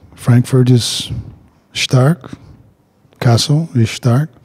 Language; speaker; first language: German; non-native, learner; English